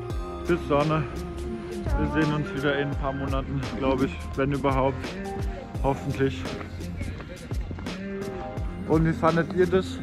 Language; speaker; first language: German; native; German